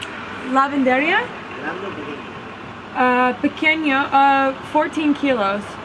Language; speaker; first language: Spanish; non-native, learner; English